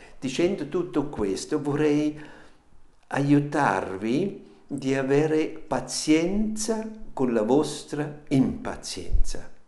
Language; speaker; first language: Italian; non-native, fluent; German